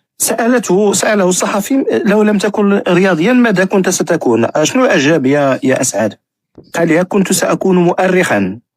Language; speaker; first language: Arabic; native; Arabic